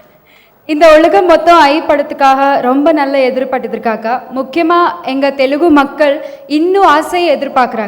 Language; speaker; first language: Tamil; non-native, learner; Telugu